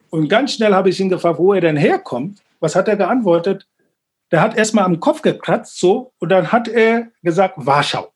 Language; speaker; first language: German; non-native, fluent; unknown